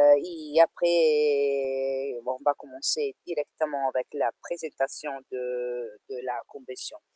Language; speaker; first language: French; non-native, fluent; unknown